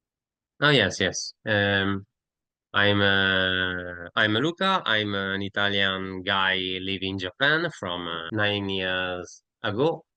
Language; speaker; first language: English; non-native, learner; Italian